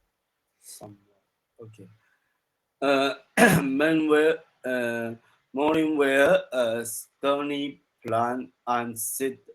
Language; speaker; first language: English; non-native, learner; Chinese